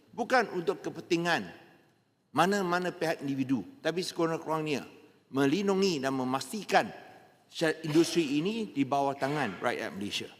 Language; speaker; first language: Malay; non-native, local second language; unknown